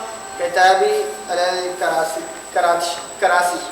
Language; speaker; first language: Arabic; non-native, learner; Urdu